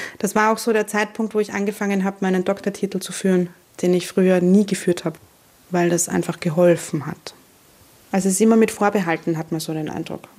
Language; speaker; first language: German; native; German